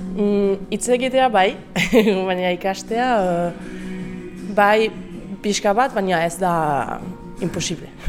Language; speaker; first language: Basque; non-native, learner; French